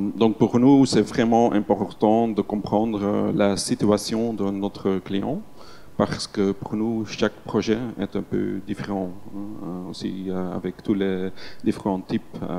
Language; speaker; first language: French; non-native, local second language; Dutch